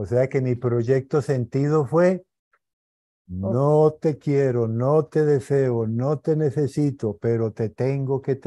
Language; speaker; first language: Spanish; native; Spanish